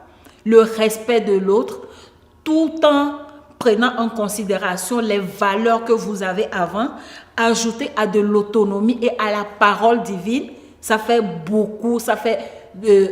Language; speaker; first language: French; non-native, local second language; Ewe